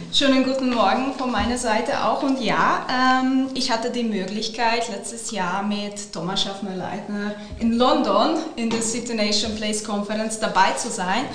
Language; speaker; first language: German; non-native, fluent; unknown